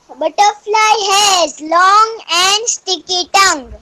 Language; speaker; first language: English; non-native, learner; Hindi